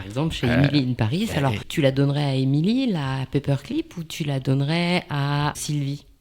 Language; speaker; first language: French; native; French